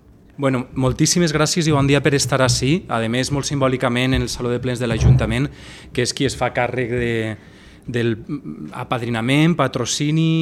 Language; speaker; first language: Catalan; native; Catalan